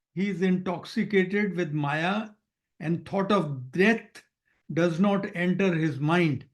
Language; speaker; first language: English; non-native, local second language; Hindi